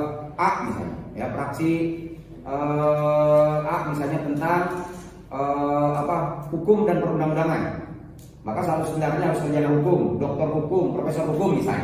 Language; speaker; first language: Indonesian; native; Indonesian